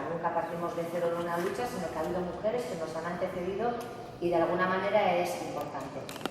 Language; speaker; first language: Spanish; non-native, local second language; Basque